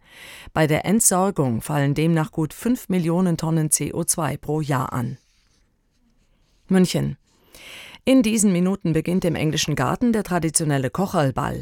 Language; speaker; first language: German; native; German